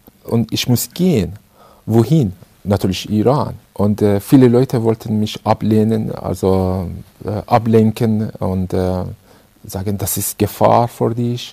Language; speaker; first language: German; non-native, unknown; Persian